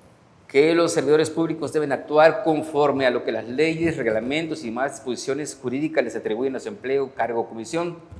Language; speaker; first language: Spanish; native; Spanish